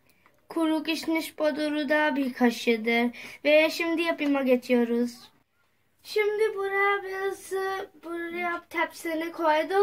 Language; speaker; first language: Turkish; non-native, learner; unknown